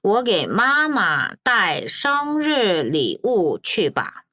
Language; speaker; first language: Chinese; non-native, fluent; Korean